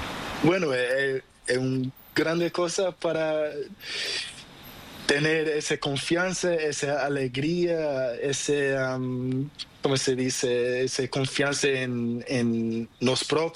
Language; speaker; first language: Spanish; non-native, learner; Portuguese